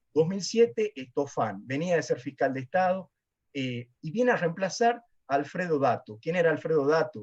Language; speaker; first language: Spanish; native; Spanish